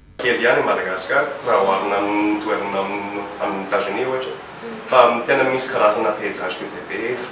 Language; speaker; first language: Malagasy; non-native, fluent; English